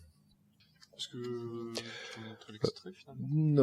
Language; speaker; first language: French; native; French